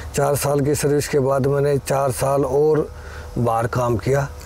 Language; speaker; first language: Hindi; native; Hindi